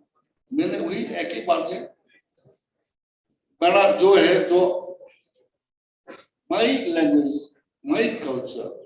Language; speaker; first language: Hindi; non-native, learner; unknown